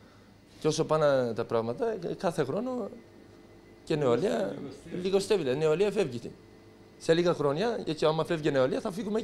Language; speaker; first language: Greek; non-native, local second language; Turkish